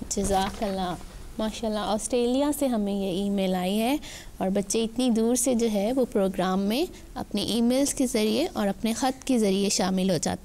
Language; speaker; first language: Urdu; native; Urdu